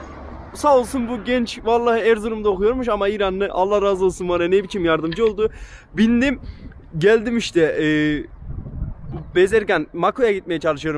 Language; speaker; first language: Turkish; native; Turkish